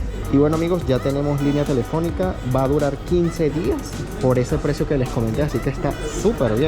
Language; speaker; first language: Spanish; native; Spanish